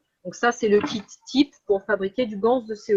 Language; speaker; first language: French; native; French